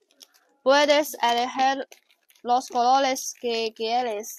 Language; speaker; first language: Spanish; non-native, learner; Chinese